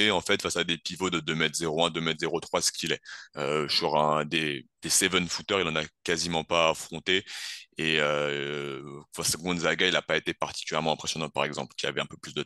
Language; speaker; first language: French; native; French